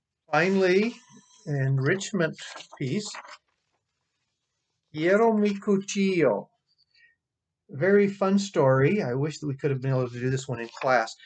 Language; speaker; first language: English; native; English